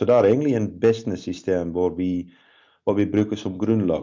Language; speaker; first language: Norwegian; non-native, fluent; Dutch